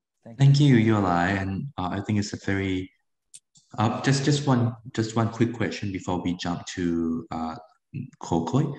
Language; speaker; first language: English; non-native, fluent; Thai